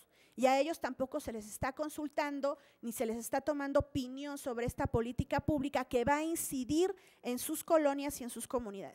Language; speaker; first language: Spanish; native; Spanish